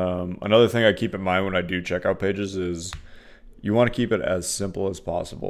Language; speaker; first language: English; native; English